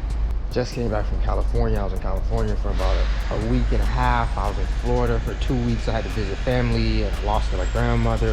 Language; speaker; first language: English; native; English